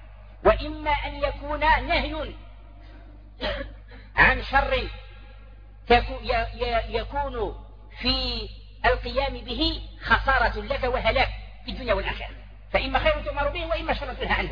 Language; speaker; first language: Arabic; native; Arabic